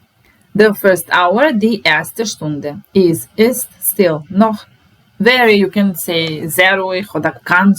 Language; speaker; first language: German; non-native, fluent; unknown